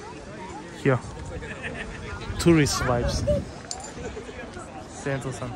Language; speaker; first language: German; native; German